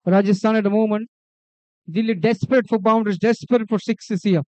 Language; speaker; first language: English; non-native, local second language; Marathi